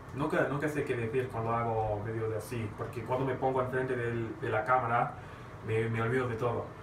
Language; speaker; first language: Spanish; non-native, fluent; English